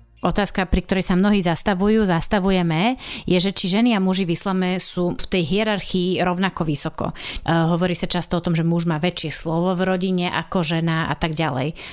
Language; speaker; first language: Slovak; native; Slovak